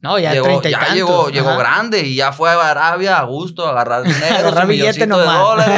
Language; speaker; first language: Spanish; native; Spanish